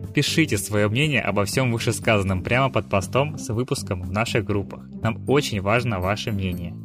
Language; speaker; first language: Russian; native; Russian